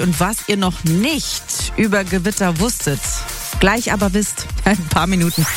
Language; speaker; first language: German; native; German